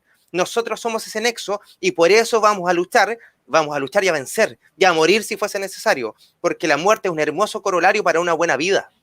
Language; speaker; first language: Spanish; native; Spanish